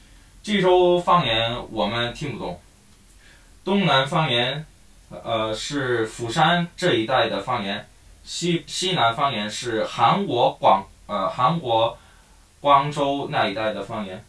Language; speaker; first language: Chinese; non-native, fluent; Korean